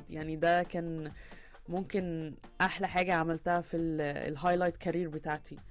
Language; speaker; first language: Arabic; early bilingual, heritage; Arabic